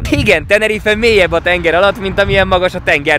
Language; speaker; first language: Hungarian; native; Hungarian